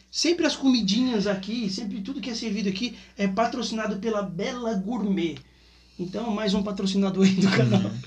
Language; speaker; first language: Portuguese; native; Portuguese